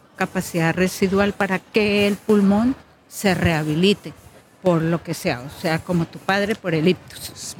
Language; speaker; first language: Spanish; native; Spanish